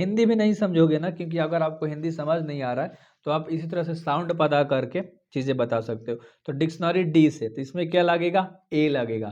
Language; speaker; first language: Hindi; native; Hindi